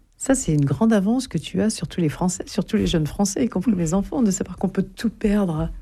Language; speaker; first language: French; native; French